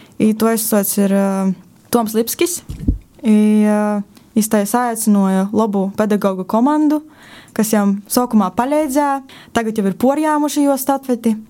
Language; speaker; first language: Latvian; native; Latvian